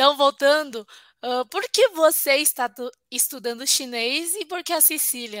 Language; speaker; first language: Portuguese; non-native, fluent; Chinese